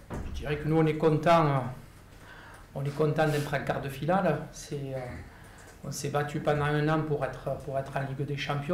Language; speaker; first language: French; native; French